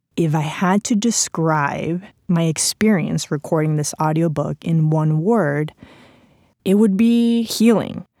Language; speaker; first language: English; non-native, fluent; Spanish